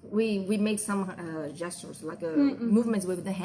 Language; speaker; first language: English; non-native, fluent; Portuguese